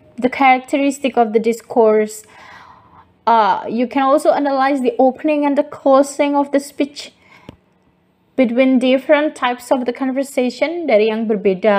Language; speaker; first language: English; non-native, fluent; Indonesian